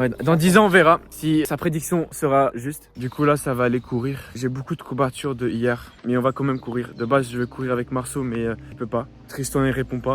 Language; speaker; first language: French; native; French